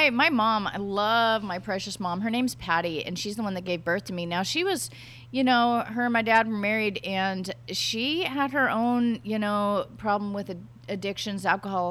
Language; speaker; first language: English; native; English